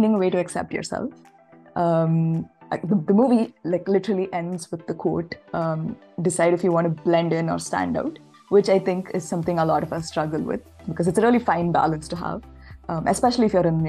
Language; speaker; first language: English; non-native, local second language; Tamil